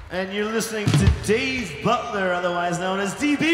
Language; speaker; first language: English; native; English